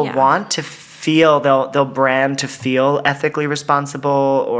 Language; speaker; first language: English; native; English